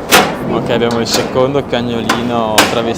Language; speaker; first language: Italian; native; Italian